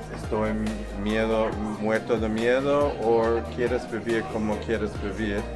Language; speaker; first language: Spanish; non-native, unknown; English